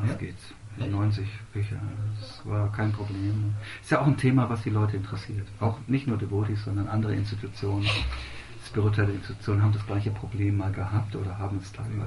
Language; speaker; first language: German; native; German